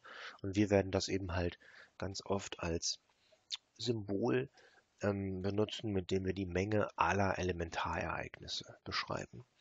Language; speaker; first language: German; native; German